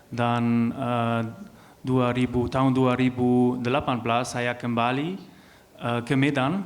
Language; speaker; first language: Indonesian; non-native, learner; German